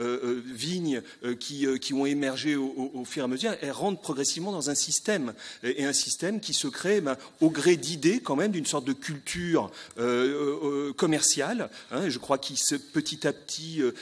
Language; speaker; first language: French; native; French